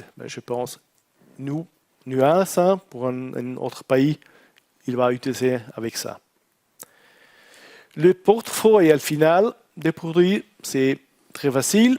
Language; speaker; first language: French; non-native, learner; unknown